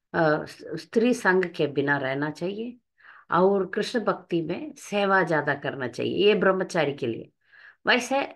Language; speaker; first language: Hindi; non-native, local second language; Tamil